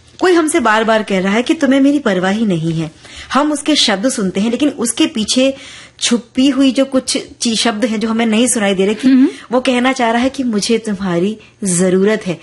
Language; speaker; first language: Hindi; native; Hindi